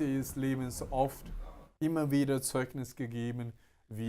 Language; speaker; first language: German; non-native, fluent; Chinese